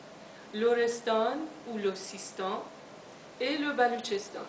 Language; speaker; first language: French; non-native, fluent; Persian